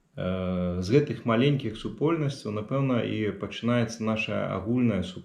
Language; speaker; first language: Belarusian; native; Belarusian